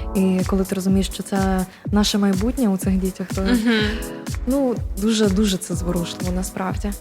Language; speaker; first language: Ukrainian; native; Ukrainian